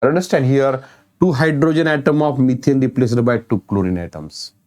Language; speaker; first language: English; non-native, local second language; Marathi